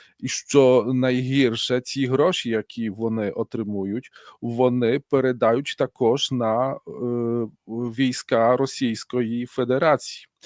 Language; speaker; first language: Ukrainian; non-native, fluent; Polish